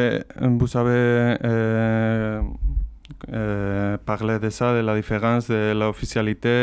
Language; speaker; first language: French; non-native, learner; Spanish